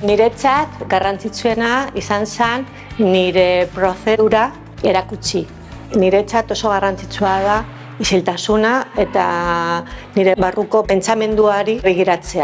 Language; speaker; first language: Basque; non-native, local second language; Spanish